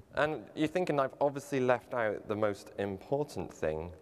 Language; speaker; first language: English; native; English